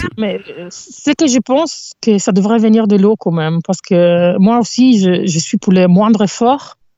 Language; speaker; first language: French; non-native, fluent; Italian